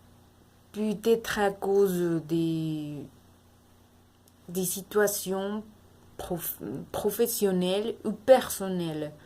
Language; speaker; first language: French; non-native, learner; Spanish